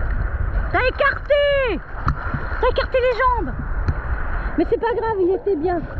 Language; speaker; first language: French; native; French